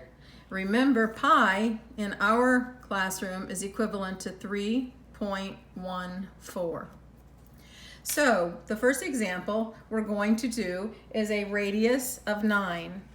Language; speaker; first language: English; native; English